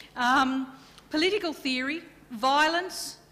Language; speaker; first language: English; native; English